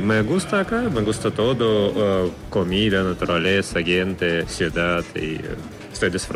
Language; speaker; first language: Spanish; non-native, learner; Russian